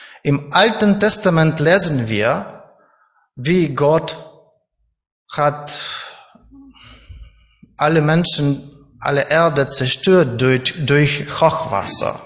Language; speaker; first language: German; non-native, learner; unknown